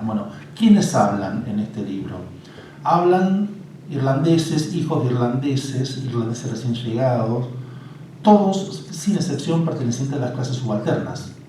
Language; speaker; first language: Spanish; native; Spanish